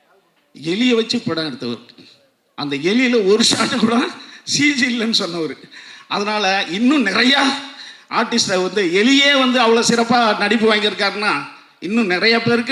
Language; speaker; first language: Tamil; native; Tamil